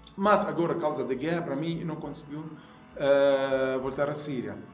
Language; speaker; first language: Portuguese; non-native, learner; Arabic